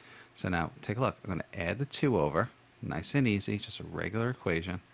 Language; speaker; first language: English; native; English